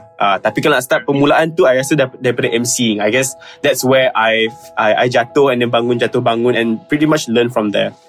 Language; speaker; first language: Malay; native; Malay